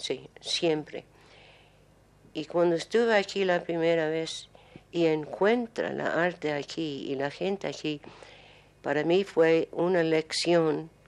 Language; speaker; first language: Spanish; non-native, learner; English